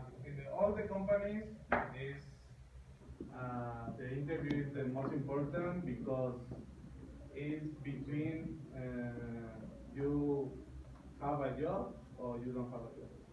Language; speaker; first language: English; non-native, learner; Spanish